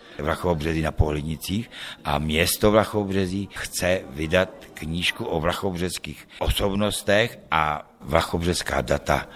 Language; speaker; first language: Czech; native; Czech